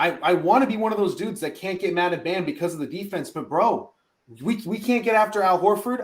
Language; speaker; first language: English; native; English